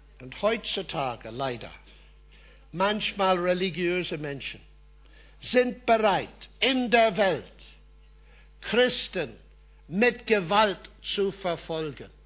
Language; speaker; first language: German; non-native, fluent; English